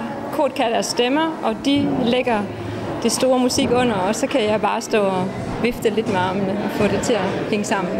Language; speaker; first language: Danish; native; Danish